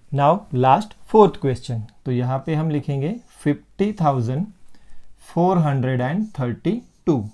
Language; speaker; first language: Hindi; non-native, local second language; Marathi